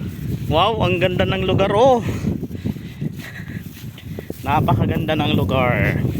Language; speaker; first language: Filipino; non-native, local second language; Bikol